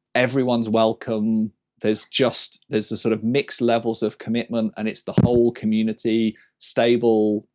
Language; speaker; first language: English; native; English